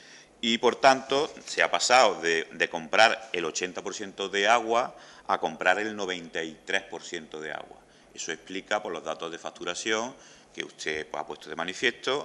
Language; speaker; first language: Spanish; native; Spanish